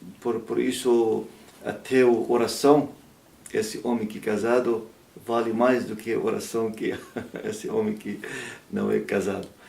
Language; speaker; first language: Portuguese; non-native, learner; Arabic